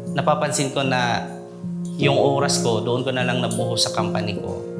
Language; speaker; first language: Filipino; native; Filipino